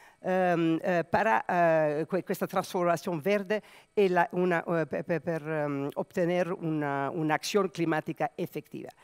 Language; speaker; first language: Italian; non-native, learner; Serbian